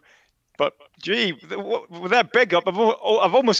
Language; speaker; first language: English; native; English